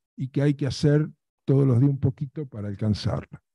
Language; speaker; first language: Spanish; native; Spanish